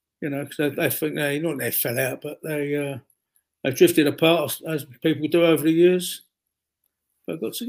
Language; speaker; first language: English; native; English